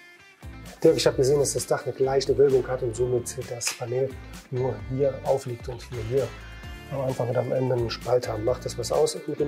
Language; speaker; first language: German; native; German